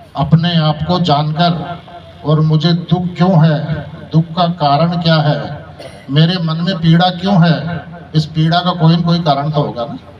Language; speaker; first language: Hindi; native; Hindi